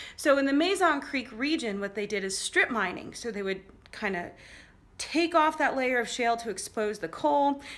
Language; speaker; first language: English; native; English